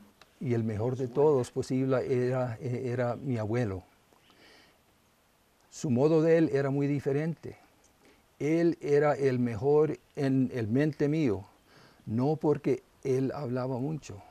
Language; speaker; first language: Spanish; non-native, local second language; English